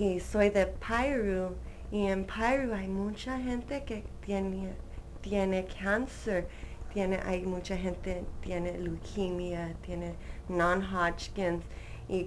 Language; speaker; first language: Spanish; early bilingual, heritage; Spanish